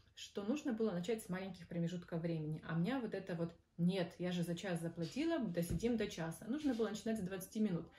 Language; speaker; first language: Russian; native; Russian